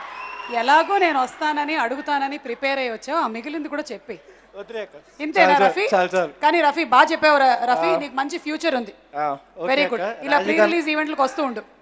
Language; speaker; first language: Telugu; native; Telugu